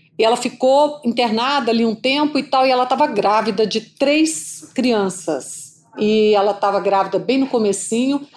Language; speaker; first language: Portuguese; native; Portuguese